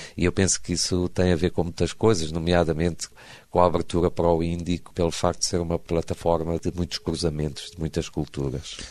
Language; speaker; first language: Portuguese; native; Portuguese